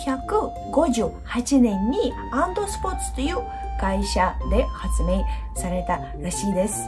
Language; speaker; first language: Japanese; non-native, fluent; Russian